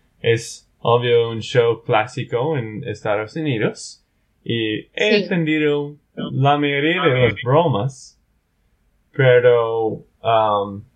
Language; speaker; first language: Spanish; non-native, learner; English